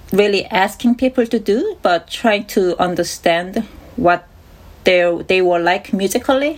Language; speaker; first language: English; non-native, fluent; Korean